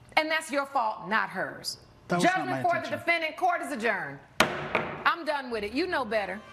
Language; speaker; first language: English; native; English